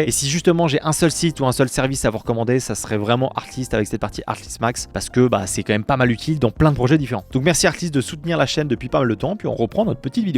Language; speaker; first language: French; native; French